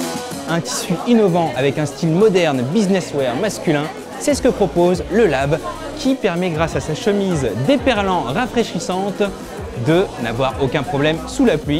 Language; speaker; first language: French; native; French